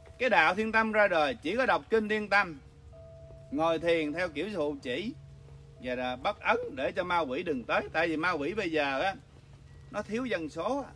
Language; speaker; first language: Vietnamese; early bilingual, other home language; English